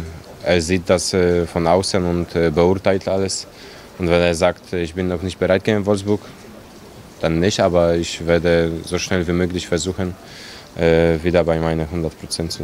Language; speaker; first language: German; non-native, fluent; Polish